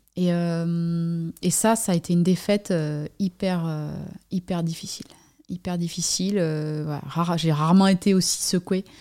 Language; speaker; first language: French; native; French